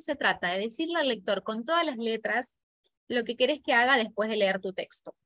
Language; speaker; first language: Spanish; native; Spanish